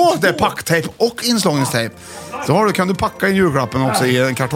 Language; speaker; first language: Swedish; native; Swedish